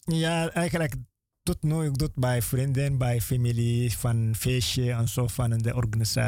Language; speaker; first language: Dutch; non-native, learner; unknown